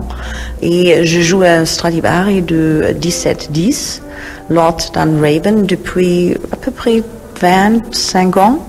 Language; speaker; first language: French; non-native, fluent; German